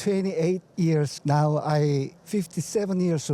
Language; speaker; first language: English; non-native, learner; Korean